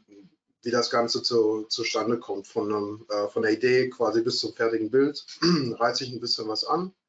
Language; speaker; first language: German; native; German